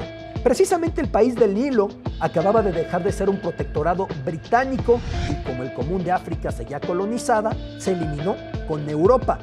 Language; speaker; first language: Spanish; native; Spanish